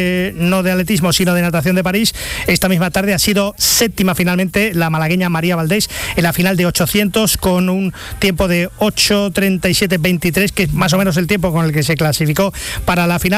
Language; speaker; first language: Spanish; native; Spanish